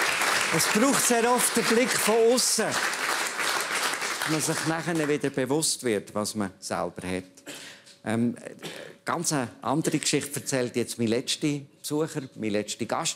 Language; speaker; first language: German; native; German